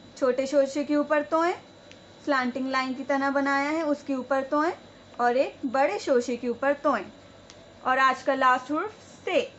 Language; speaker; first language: Hindi; native; Hindi